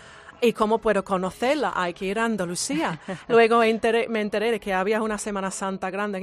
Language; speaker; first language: Spanish; non-native, fluent; English